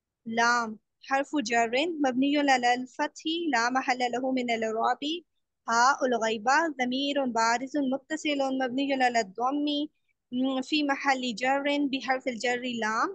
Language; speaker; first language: Arabic; non-native, learner; Urdu